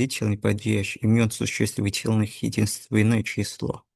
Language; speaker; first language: Russian; non-native, fluent; Indonesian